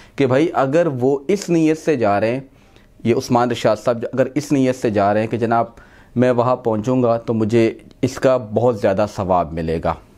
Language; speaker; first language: Urdu; non-native, local second language; Punjabi